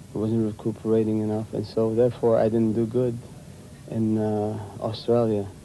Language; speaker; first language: English; non-native, fluent; Arabic